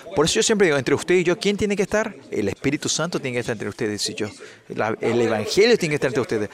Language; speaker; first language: Spanish; non-native, fluent; Korean